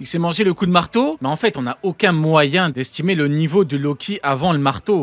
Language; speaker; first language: French; native; French